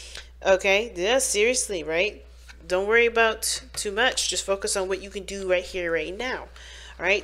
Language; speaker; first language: English; native; English